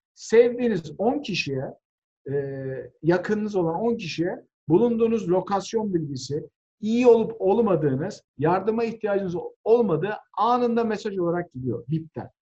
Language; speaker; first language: Turkish; native; Turkish